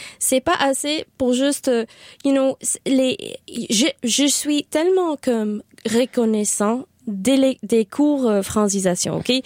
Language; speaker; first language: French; non-native, local second language; English